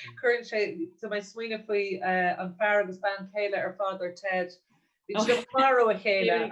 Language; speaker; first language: Irish; non-native, local second language; English